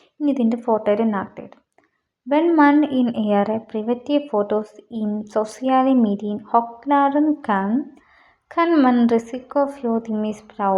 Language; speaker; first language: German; non-native, learner; Malayalam